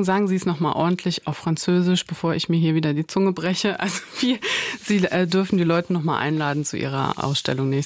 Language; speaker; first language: German; native; German